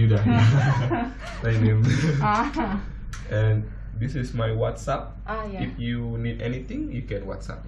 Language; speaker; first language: English; non-native, learner; Indonesian